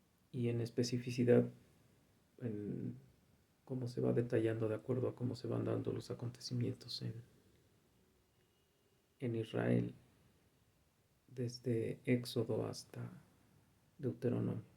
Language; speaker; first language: Spanish; native; Spanish